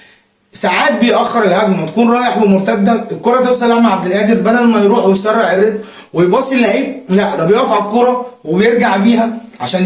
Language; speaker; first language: Arabic; native; Arabic